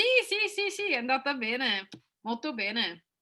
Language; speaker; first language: Italian; non-native, fluent; English